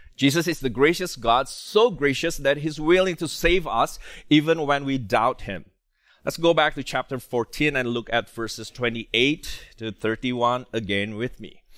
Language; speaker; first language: English; non-native, fluent; Indonesian